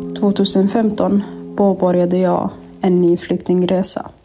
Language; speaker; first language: Swedish; non-native, fluent; Arabic